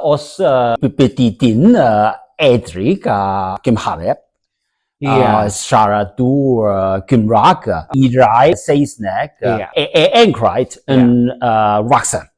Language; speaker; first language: Welsh; non-native, learner; Cantonese